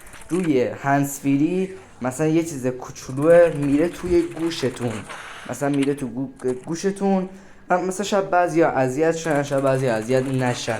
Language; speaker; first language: Persian; native; Persian